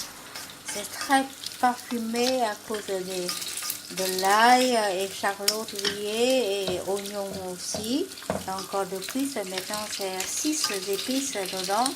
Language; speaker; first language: French; non-native, fluent; Vietnamese